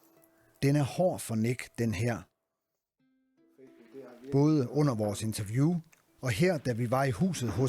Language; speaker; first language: Danish; native; Danish